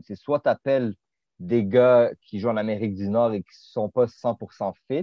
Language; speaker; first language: French; native; French